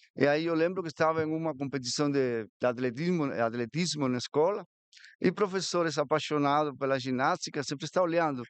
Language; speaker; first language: Portuguese; non-native, fluent; Spanish